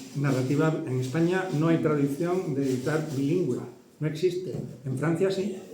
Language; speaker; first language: Spanish; early bilingual, heritage; Spanish